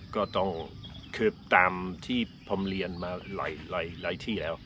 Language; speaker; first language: Thai; non-native, fluent; English